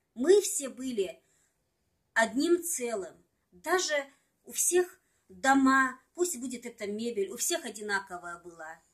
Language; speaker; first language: Russian; non-native, local second language; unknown